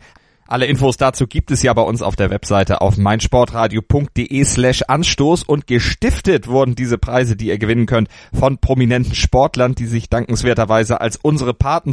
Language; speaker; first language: German; native; German